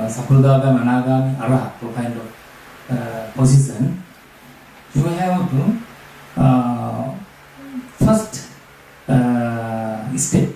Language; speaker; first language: English; non-native, learner; Sinhala